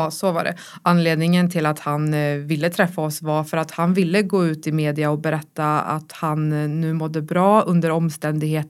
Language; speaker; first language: Swedish; native; Swedish